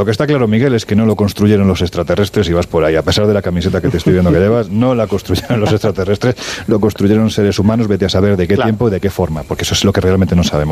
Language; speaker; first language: Spanish; native; Spanish